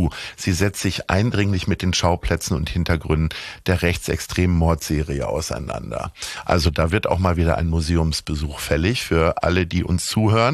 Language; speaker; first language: German; native; German